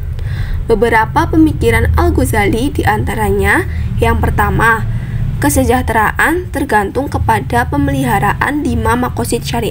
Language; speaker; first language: Indonesian; native; Indonesian